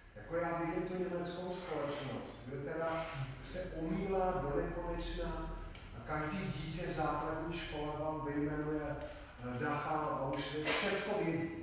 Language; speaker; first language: Czech; native; Czech